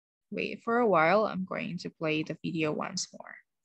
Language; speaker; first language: English; non-native, fluent; Indonesian